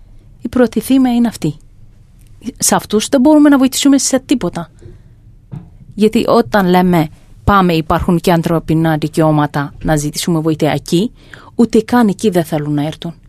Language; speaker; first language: Greek; non-native, fluent; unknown